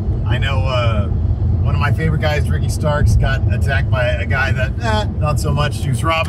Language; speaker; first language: English; native; English